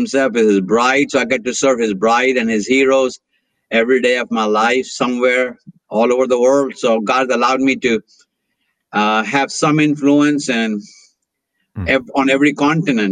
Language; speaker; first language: English; non-native, local second language; Hindi